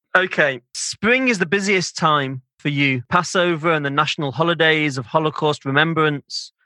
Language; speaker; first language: English; native; English